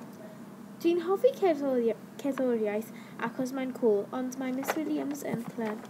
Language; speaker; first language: Welsh; non-native, learner; English